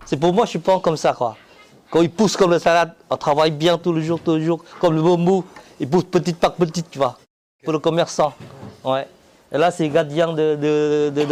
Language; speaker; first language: French; non-native, learner; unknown